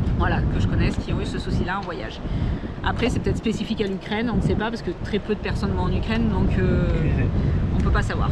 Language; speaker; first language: French; native; French